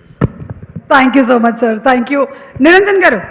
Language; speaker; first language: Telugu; native; Telugu